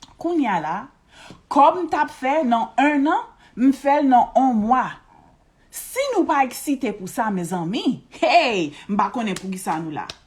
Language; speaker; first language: Haitian Creole; early bilingual, heritage; Haitian Creole